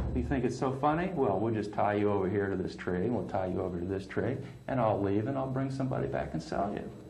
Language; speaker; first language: English; native; English